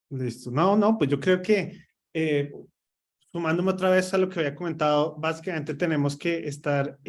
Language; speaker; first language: Spanish; native; Spanish